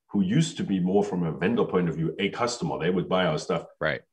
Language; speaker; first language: English; non-native, fluent; German